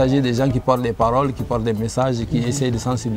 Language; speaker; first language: French; non-native, local second language; Bambara